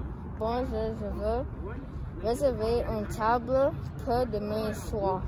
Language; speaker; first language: French; non-native, learner; English